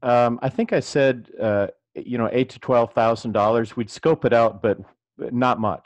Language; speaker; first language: English; native; English